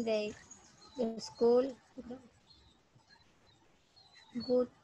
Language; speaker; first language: English; non-native, learner; Spanish